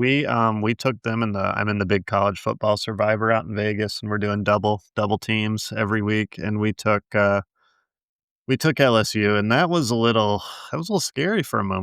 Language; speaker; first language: English; native; English